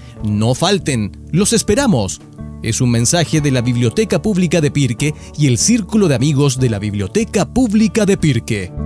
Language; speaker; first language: Spanish; native; Spanish